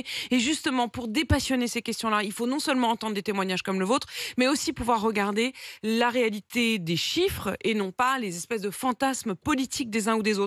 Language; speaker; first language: French; native; French